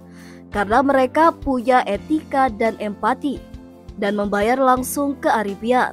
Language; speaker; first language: Indonesian; native; Indonesian